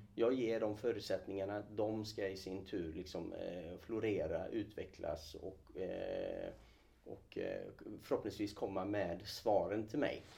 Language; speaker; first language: Swedish; early bilingual, other home language; Kurdish